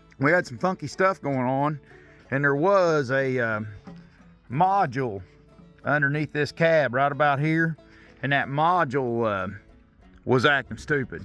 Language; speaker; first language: English; native; English